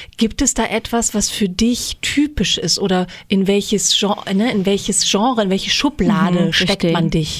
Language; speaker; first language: German; native; German